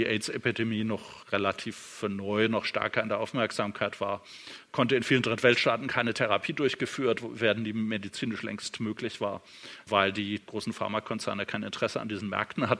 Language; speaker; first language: German; native; German